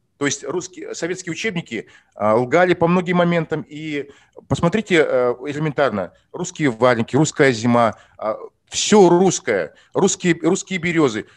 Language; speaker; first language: Russian; non-native, local second language; Kazakh